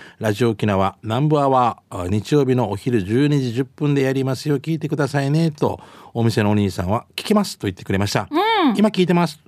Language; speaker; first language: Japanese; native; Japanese